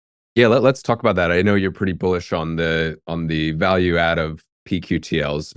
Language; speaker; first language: English; native; English